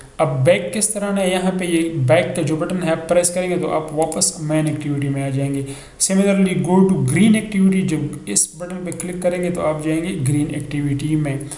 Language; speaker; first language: Urdu; non-native, local second language; Pashto